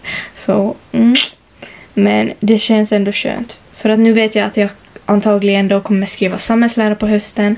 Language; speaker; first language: Swedish; native; Swedish